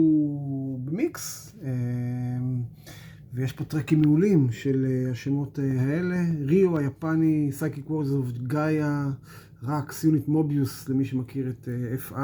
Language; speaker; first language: Hebrew; native; Hebrew